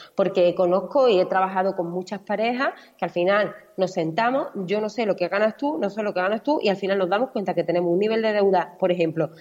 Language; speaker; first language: Spanish; native; Spanish